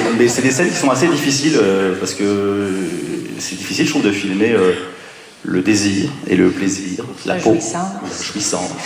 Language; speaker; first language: French; native; French